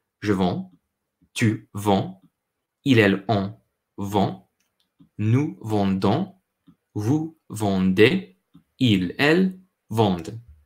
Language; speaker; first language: French; non-native, learner; English